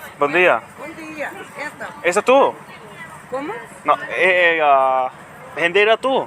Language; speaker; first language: Portuguese; non-native, learner; Bangla